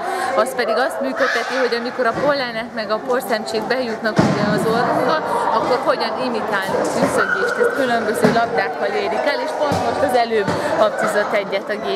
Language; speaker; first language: Hungarian; native; Hungarian